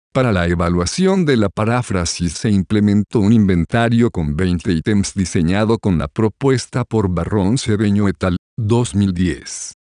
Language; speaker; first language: Spanish; native; Spanish